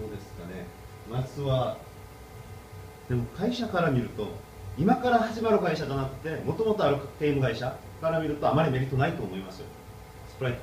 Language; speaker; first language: Japanese; non-native, fluent; Korean